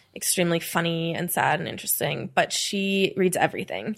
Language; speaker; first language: English; native; English